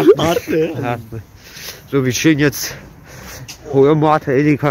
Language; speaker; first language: German; early bilingual, other home language; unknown